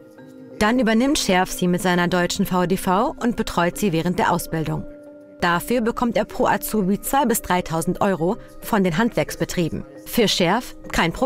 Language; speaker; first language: German; native; German